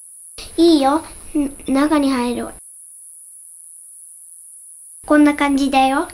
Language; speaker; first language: Japanese; native; Japanese